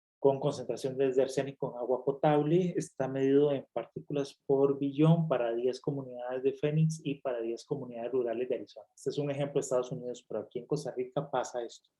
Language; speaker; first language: Spanish; native; Spanish